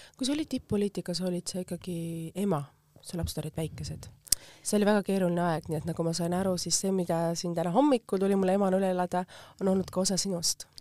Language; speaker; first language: Estonian; native; Estonian